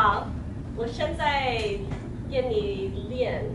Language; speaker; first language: Chinese; non-native, learner; English